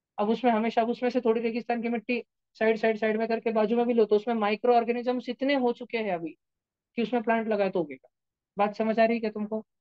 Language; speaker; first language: Hindi; non-native, local second language; Marathi